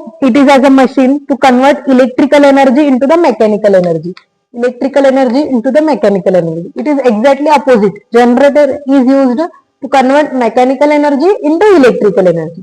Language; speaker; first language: English; non-native, local second language; Marathi